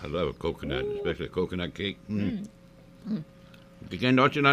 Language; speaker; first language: French; early bilingual, heritage; French